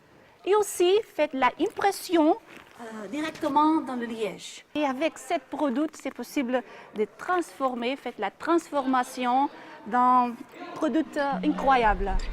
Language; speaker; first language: French; non-native, fluent; Portuguese